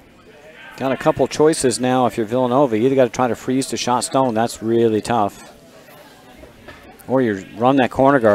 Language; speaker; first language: English; native; English